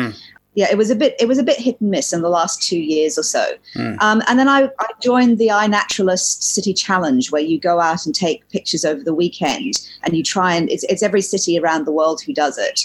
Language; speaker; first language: English; native; English